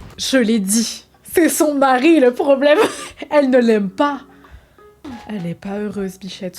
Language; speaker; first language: French; native; French